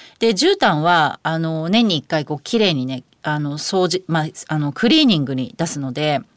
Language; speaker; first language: Japanese; native; Japanese